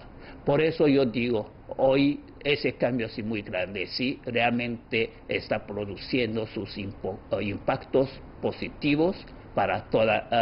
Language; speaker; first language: Spanish; non-native, fluent; Chinese